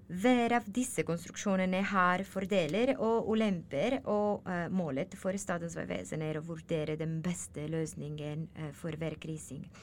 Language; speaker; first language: Norwegian; non-native, learner; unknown